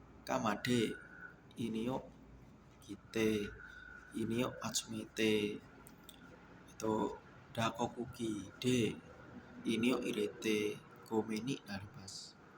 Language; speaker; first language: Japanese; non-native, learner; Indonesian